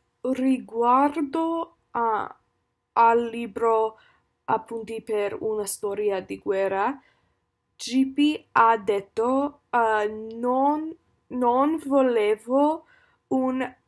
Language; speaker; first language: Italian; non-native, learner; English